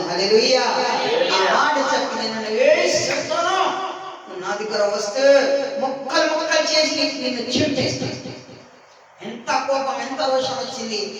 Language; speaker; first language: Telugu; non-native, learner; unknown